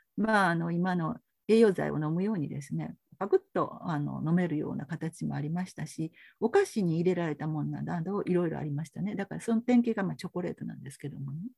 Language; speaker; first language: Japanese; native; Japanese